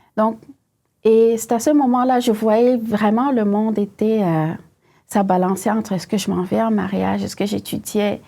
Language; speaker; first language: French; non-native, local second language; Fula